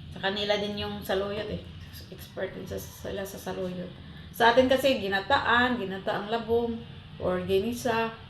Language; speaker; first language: Filipino; non-native, local second language; Cebuano